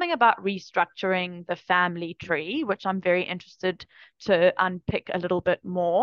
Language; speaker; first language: English; native; English